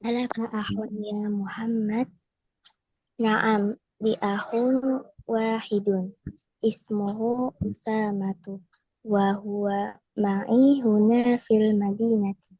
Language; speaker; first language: Arabic; non-native, learner; Indonesian